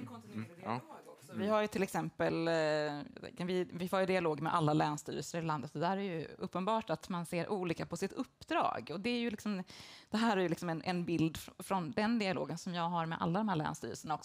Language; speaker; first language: Swedish; native; Swedish